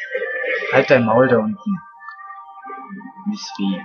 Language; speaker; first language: German; native; German